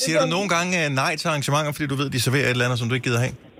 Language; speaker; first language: Danish; native; Danish